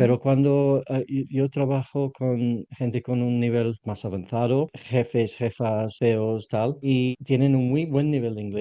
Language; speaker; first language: Spanish; non-native, learner; English